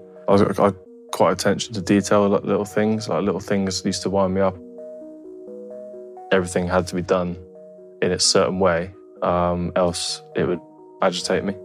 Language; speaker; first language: English; native; English